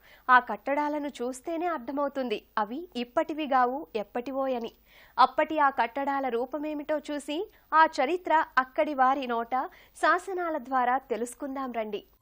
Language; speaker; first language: Telugu; native; Telugu